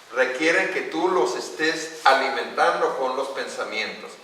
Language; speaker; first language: Spanish; non-native, fluent; English